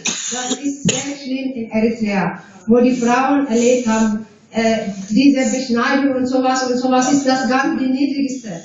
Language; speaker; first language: German; non-native, fluent; Tigrinya